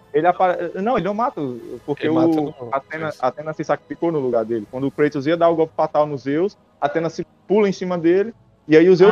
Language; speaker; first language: Portuguese; native; Portuguese